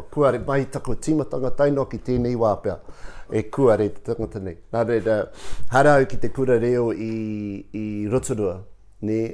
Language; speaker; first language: Māori; non-native, local second language; English